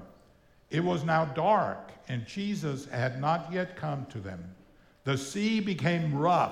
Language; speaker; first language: English; non-native, fluent; German